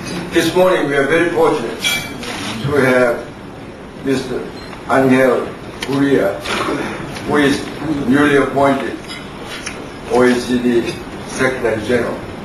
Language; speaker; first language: English; non-native, fluent; Korean